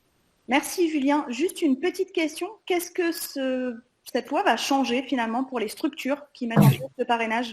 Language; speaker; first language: French; native; French